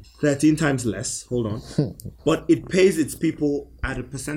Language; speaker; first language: English; non-native, local second language; Igbo